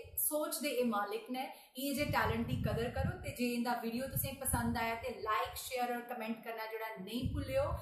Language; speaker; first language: Punjabi; non-native, local second language; Dogri